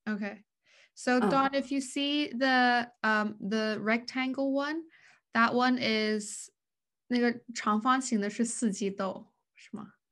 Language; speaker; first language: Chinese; non-native, fluent; English